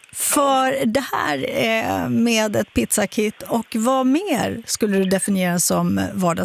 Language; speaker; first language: Swedish; native; Swedish